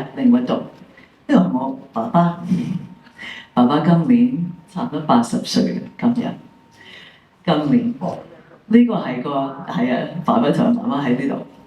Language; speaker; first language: Cantonese; early bilingual, heritage; English